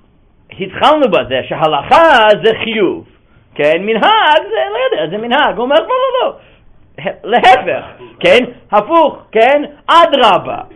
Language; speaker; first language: Hebrew; non-native, fluent; English